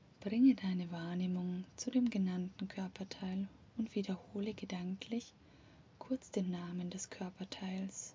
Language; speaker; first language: German; native; German